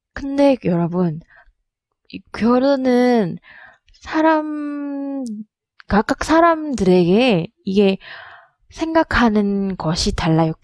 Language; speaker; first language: Korean; non-native, learner; Indonesian